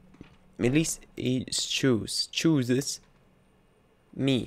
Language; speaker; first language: English; non-native, learner; Russian